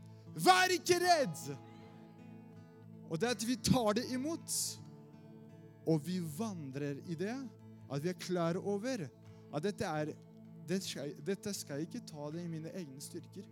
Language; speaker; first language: Norwegian; non-native, fluent; French